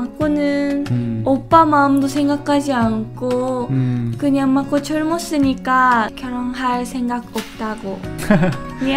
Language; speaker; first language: Korean; non-native, fluent; Japanese